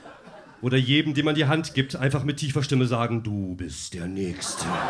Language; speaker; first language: German; native; German